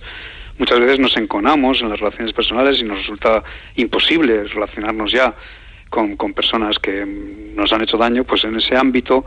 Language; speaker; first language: Spanish; native; Spanish